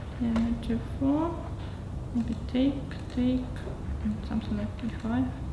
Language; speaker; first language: English; non-native, learner; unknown